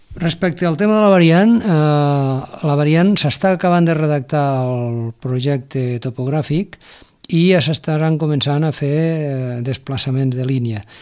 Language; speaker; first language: Catalan; native; Catalan